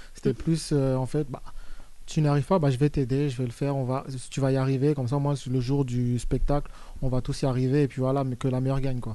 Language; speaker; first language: French; native; French